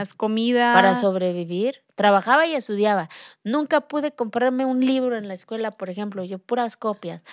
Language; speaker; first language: Spanish; non-native, local second language; Zapotec